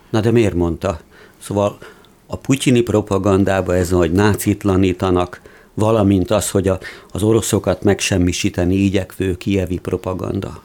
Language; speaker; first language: Hungarian; native; Hungarian